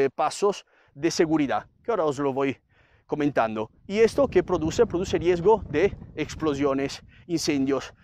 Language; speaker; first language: Spanish; non-native, fluent; Italian